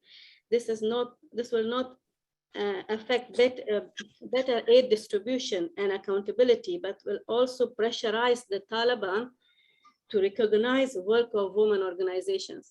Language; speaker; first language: English; non-native, fluent; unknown